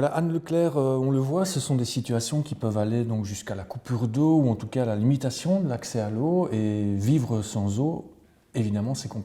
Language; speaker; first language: French; native; French